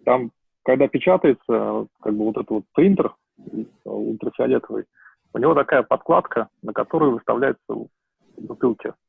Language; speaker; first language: Russian; native; Russian